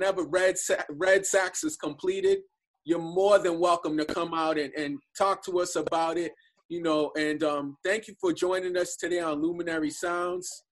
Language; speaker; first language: English; native; English